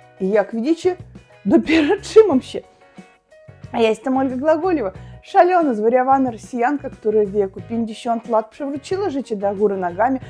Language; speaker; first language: Polish; non-native, learner; Russian